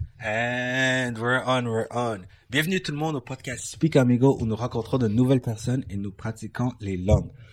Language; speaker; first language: French; native; French